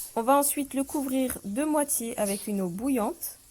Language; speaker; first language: French; non-native, local second language; Arabic